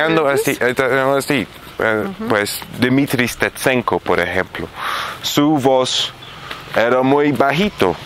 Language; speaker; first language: Spanish; non-native, fluent; Arabic